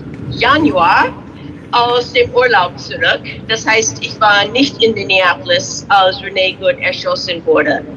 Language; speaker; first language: German; non-native, fluent; English